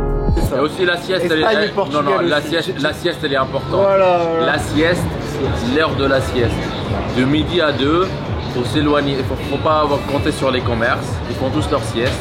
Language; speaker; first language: French; native; French